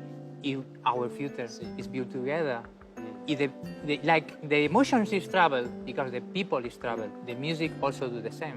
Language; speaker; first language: English; non-native, learner; Spanish